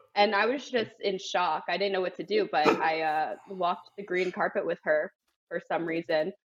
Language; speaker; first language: English; native; English